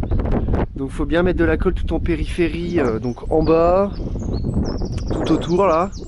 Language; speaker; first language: French; native; French